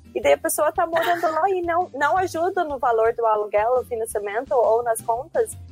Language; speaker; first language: Portuguese; non-native, fluent; English